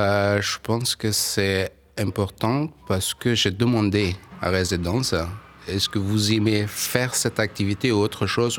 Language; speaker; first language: French; non-native, learner; Persian